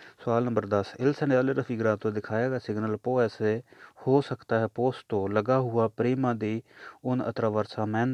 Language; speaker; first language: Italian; non-native, learner; Urdu